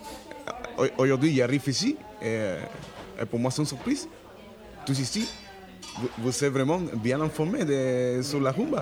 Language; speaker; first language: French; non-native, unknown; Spanish